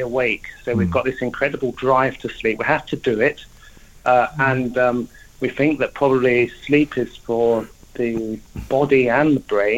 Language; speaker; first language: English; native; English